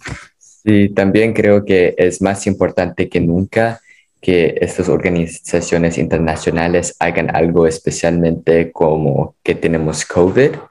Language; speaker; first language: Spanish; non-native, fluent; English